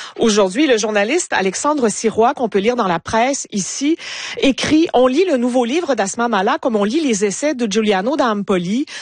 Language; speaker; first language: French; native; French